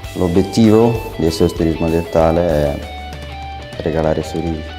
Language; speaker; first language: Italian; non-native, fluent; Romanian